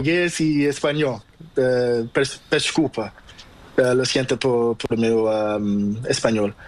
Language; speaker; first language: Spanish; non-native, learner; Portuguese